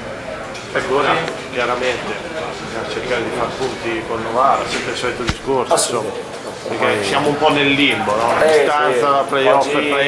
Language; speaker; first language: Italian; native; Italian